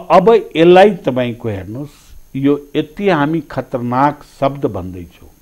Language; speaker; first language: Nepali; non-native, local second language; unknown